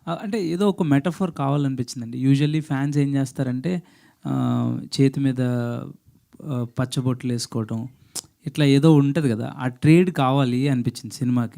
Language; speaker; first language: Telugu; native; Telugu